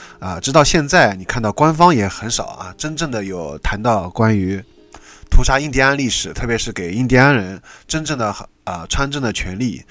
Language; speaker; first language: Chinese; native; Chinese